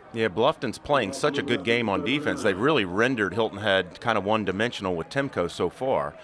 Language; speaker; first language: English; native; English